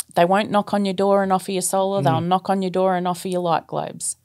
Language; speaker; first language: English; native; English